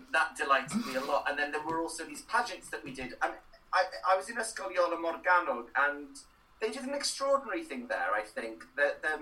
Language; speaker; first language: English; non-native, local second language; Welsh